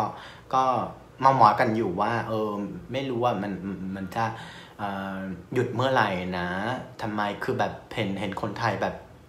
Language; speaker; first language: Thai; non-native, fluent; Vietnamese